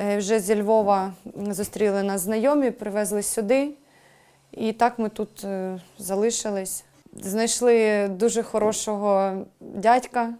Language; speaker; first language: Ukrainian; non-native, local second language; Russian